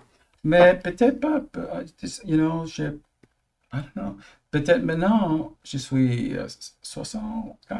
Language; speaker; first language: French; early bilingual, heritage; English